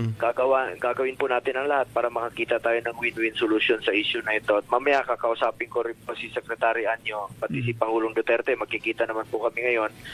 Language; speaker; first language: Filipino; non-native, local second language; Cebuano